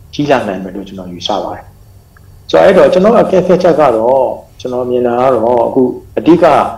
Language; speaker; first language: Burmese; non-native, local second language; Shan